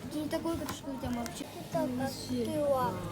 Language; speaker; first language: Russian; non-native, local second language; Kazakh